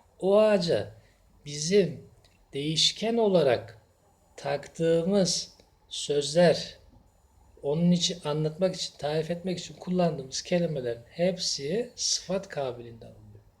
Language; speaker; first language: Turkish; native; Turkish